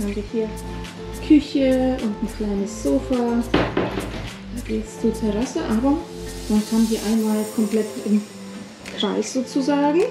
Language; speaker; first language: German; native; German